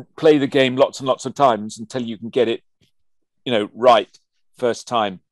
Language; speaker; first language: English; native; English